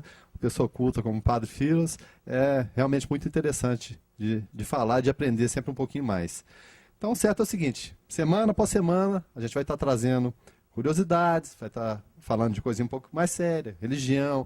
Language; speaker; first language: Portuguese; native; Portuguese